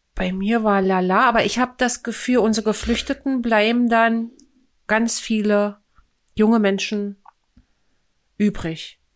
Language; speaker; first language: German; native; German